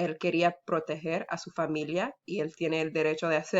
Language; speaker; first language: Spanish; early bilingual, heritage; Spanish